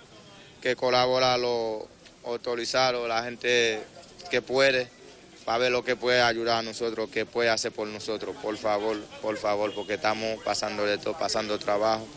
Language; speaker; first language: Spanish; non-native, learner; Haitian Creole